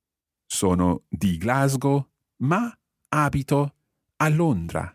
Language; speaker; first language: Italian; non-native, fluent; English